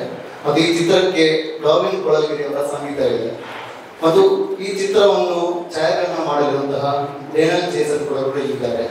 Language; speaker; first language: Kannada; non-native, local second language; Konkani